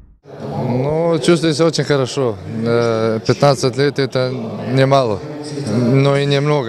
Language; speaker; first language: Russian; non-native, learner; Serbian